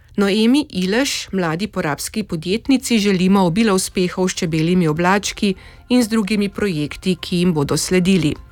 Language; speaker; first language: Slovenian; native; Slovenian